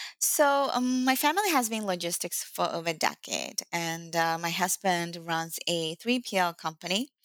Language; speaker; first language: English; non-native, fluent; Chinese